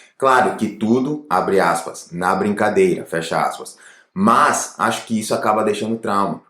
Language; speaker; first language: Portuguese; native; Portuguese